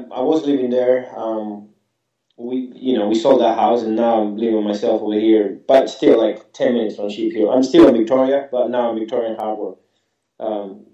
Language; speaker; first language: English; non-native, fluent; Spanish